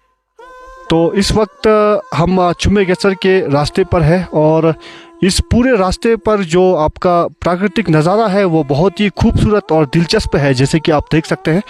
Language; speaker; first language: Hindi; native; Hindi